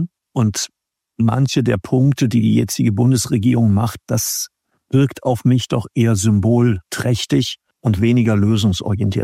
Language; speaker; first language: German; native; German